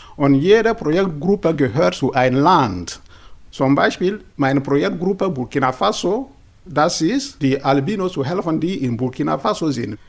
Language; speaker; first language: German; non-native, learner; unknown